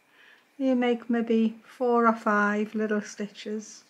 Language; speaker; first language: English; native; English